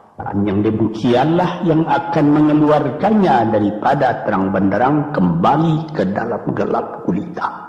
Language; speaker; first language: Indonesian; non-native, local second language; Minangkabau